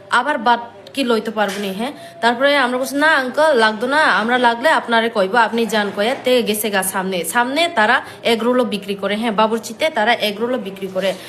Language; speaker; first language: Bangla; non-native, local second language; Kok Borok